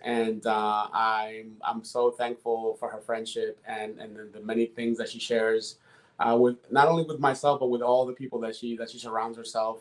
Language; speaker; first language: English; early bilingual, other home language; Spanish